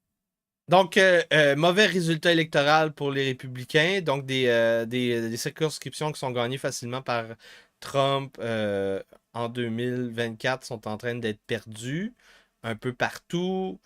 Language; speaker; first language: French; native; French